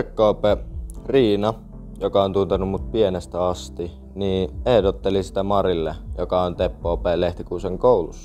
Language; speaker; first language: Finnish; non-native, local second language; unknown